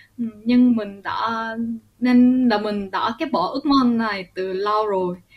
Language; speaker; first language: Vietnamese; early bilingual, other home language; Korean